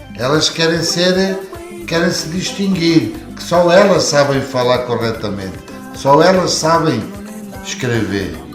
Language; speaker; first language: Portuguese; native; Portuguese